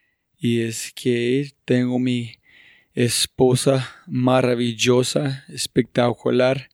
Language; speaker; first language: Spanish; non-native, fluent; English